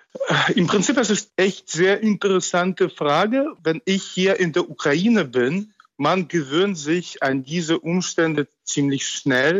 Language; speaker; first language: German; non-native, fluent; Ukrainian